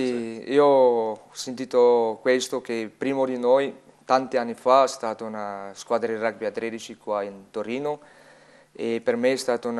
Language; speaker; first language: Italian; non-native, learner; Afrikaans